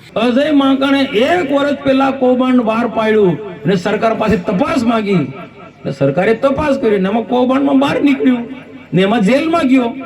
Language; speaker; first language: Gujarati; native; Gujarati